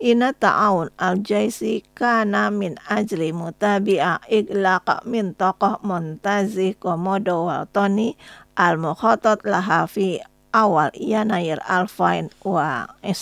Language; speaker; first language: Arabic; non-native, fluent; Indonesian